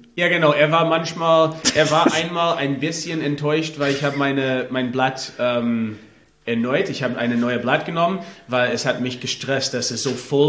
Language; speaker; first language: German; non-native, learner; English